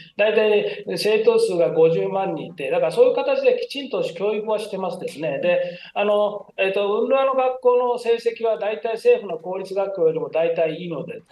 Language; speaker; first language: Japanese; native; Japanese